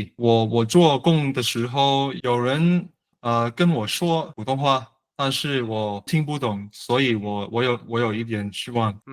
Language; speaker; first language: Chinese; non-native, learner; English